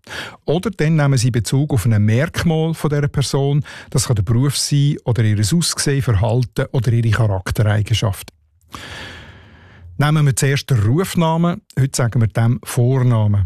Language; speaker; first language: German; native; German